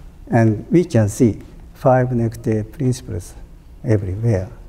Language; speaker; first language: English; non-native, fluent; Japanese